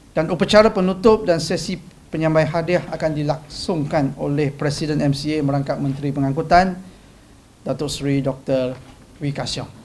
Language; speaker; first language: Malay; non-native, local second language; Chinese